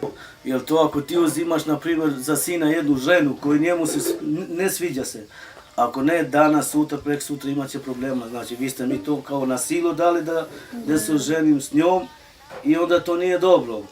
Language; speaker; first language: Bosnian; non-native, local second language; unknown